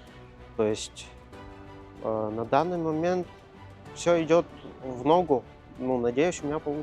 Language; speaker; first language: Russian; early bilingual, other home language; Arabic